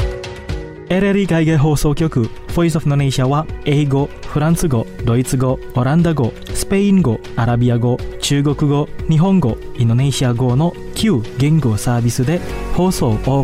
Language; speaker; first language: Japanese; non-native, fluent; Indonesian